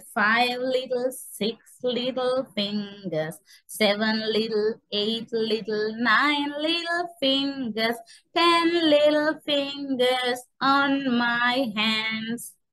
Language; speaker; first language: English; non-native, local second language; Sinhala